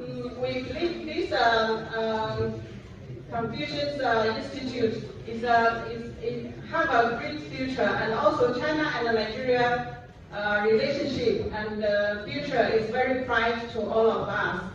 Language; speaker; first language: English; non-native, learner; Chinese